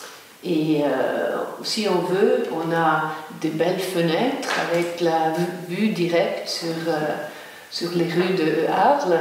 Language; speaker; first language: French; non-native, local second language; German